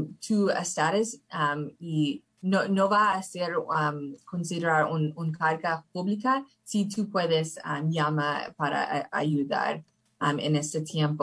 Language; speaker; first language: Spanish; early bilingual, heritage; English